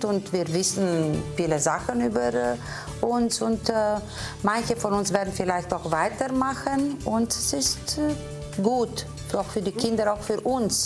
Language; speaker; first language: German; non-native, fluent; Romanian